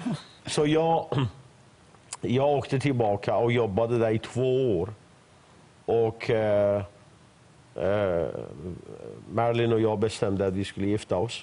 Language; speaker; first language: Swedish; non-native, fluent; Persian